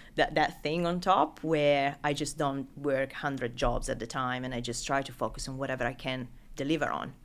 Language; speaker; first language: English; non-native, fluent; Italian